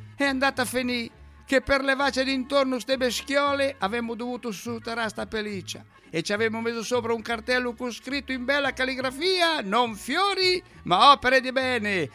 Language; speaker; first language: Italian; native; Italian